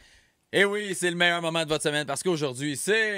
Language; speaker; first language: French; native; French